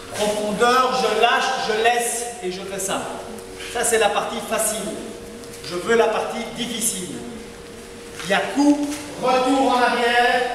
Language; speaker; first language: French; native; French